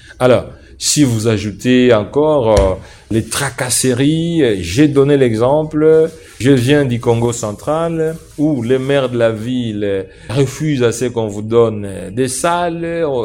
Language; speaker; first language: French; non-native, local second language; Swahili